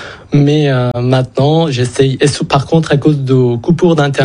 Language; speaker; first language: French; non-native, fluent; Persian